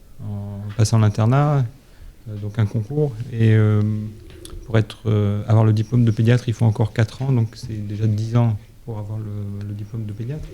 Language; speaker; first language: French; native; French